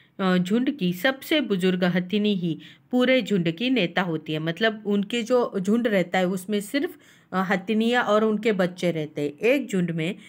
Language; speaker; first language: Hindi; non-native, local second language; Marathi